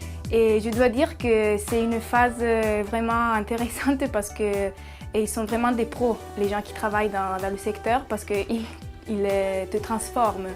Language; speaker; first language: French; non-native, local second language; Italian